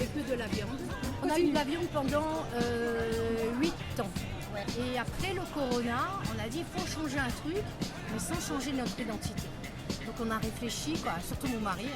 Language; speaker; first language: French; native; French